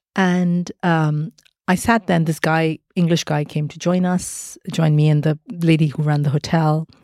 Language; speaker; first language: English; non-native, local second language; Malayalam